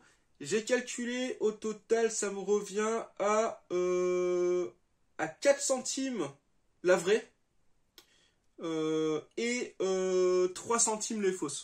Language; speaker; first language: French; native; French